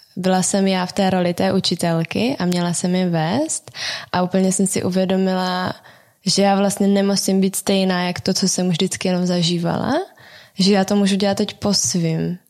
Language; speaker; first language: Czech; native; Czech